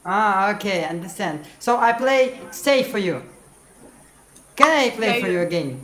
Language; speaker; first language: English; non-native, learner; Russian